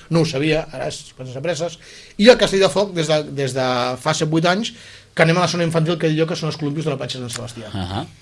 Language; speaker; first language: Catalan; native; Catalan